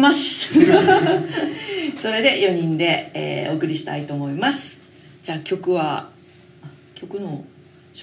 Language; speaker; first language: Japanese; native; Japanese